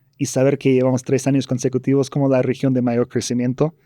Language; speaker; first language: Spanish; non-native, fluent; English